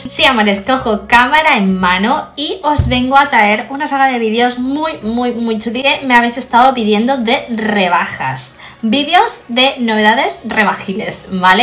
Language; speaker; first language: Spanish; native; Spanish